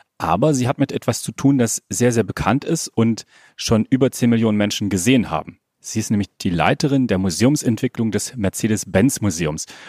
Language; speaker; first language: German; native; German